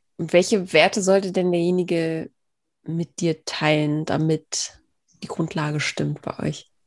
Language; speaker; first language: German; native; German